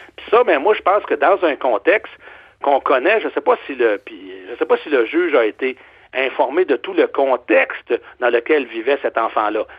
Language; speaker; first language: French; native; French